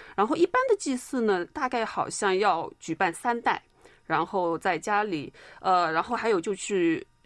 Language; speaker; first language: Chinese; native; Chinese